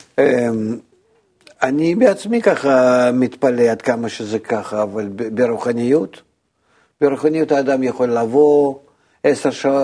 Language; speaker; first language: Hebrew; non-native, fluent; Russian